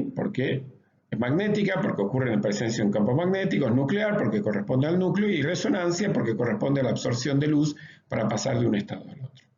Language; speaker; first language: Spanish; native; Spanish